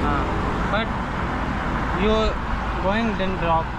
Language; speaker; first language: English; non-native, learner; Hindi